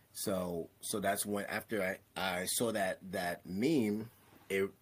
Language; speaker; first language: English; native; English